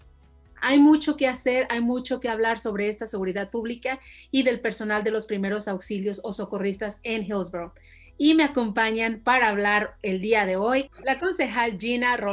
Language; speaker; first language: Spanish; native; Spanish